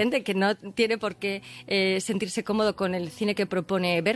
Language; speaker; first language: Spanish; native; Spanish